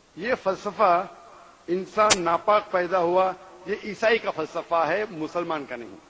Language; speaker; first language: Urdu; non-native, local second language; Konkani